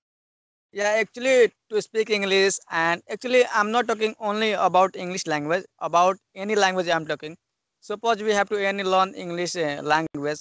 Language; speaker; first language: English; non-native, learner; Hindi